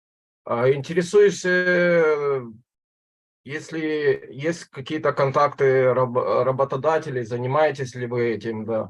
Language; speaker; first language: Russian; non-native, local second language; Ukrainian